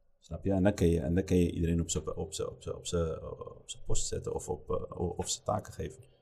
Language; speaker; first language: Dutch; early bilingual, other home language; Riffian